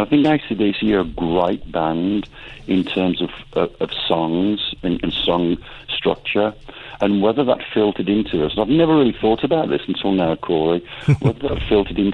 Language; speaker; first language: English; native; English